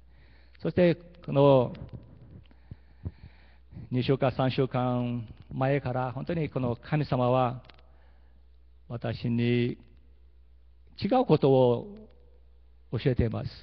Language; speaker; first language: Japanese; early bilingual, heritage; Portuguese